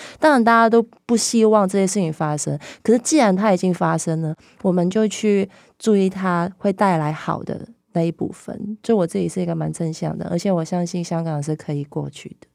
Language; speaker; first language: Chinese; non-native, local second language; Cantonese